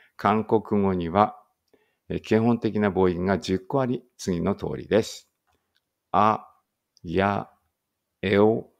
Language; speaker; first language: Japanese; native; Japanese